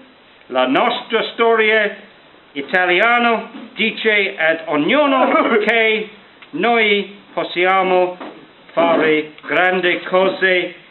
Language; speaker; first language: Italian; non-native, learner; English